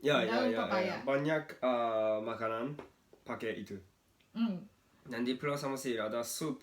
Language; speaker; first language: Indonesian; non-native, learner; Japanese